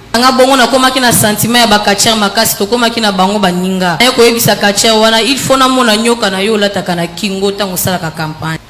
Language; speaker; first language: Lingala; native; Lingala